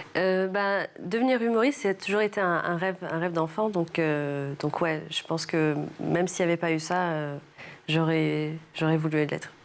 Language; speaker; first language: French; early bilingual, other home language; Arabic